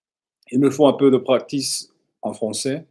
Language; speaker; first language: French; non-native, learner; English